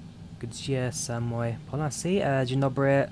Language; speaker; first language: Polish; non-native, learner; English